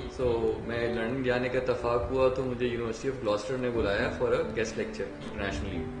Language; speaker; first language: Urdu; native; Urdu